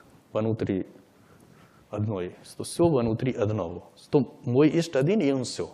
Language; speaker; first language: Russian; non-native, learner; Hindi